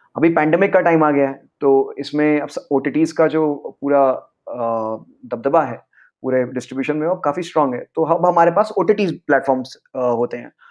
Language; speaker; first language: Hindi; non-native, local second language; Punjabi